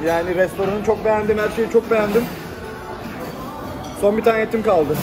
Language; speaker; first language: Turkish; native; Turkish